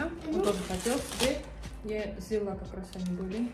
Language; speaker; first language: Russian; native; Russian